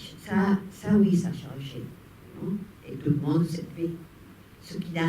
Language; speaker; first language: French; non-native, fluent; Spanish